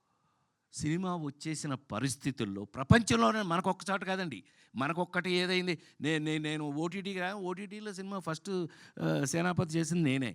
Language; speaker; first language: Telugu; native; Telugu